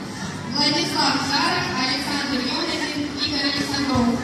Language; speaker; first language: Russian; native; Russian